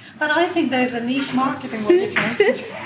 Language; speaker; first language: English; native; English